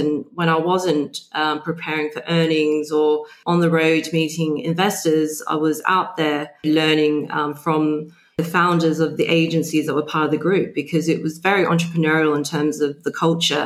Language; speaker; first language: English; native; English